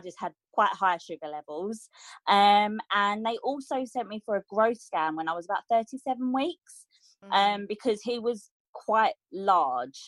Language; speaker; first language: English; native; English